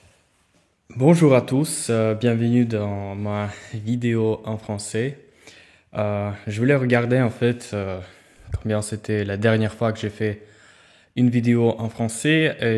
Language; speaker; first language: French; non-native, fluent; Russian